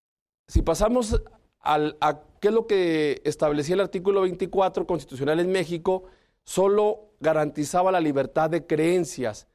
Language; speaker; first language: Spanish; native; Spanish